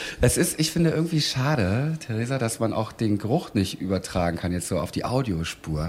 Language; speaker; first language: German; native; German